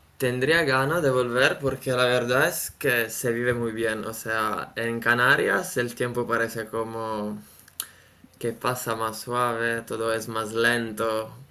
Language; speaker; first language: Spanish; non-native, fluent; Italian